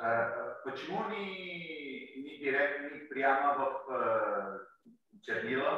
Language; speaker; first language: Russian; non-native, learner; Bulgarian